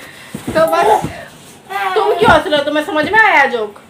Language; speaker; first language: Hindi; native; Hindi